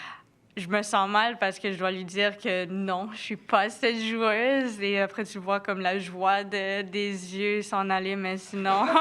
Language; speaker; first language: French; non-native, local second language; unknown